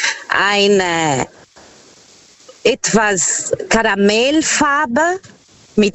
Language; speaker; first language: German; non-native, fluent; Portuguese